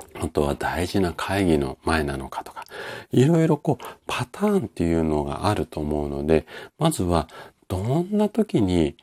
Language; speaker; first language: Japanese; native; Japanese